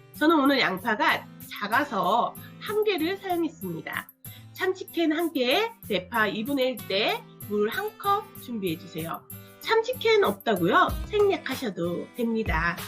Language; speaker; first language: Korean; native; Korean